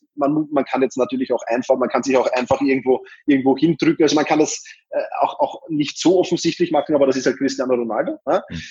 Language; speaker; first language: German; native; German